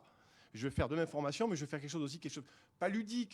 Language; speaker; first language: French; native; French